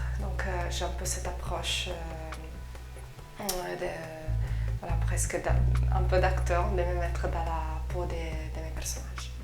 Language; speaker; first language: French; non-native, fluent; Italian